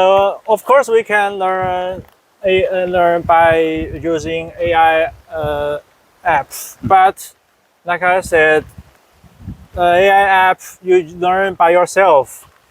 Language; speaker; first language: English; non-native, fluent; Chinese